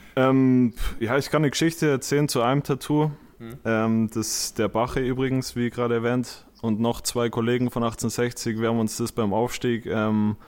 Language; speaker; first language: German; native; German